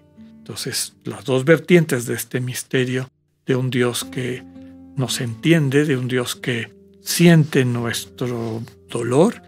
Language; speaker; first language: Spanish; native; Spanish